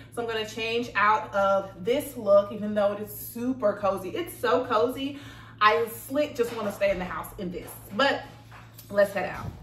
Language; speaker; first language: English; native; English